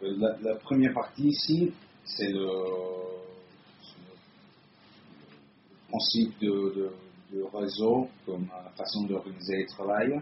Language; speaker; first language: French; non-native, fluent; Italian